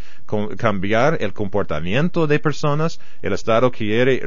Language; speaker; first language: Spanish; non-native, fluent; English